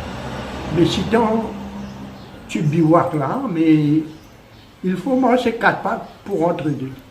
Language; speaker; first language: French; non-native, local second language; Morisyen